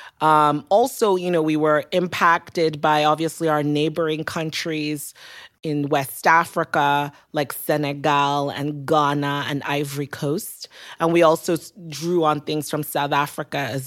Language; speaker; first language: English; non-native, local second language; Yoruba